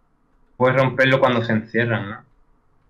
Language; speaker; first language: Spanish; native; Spanish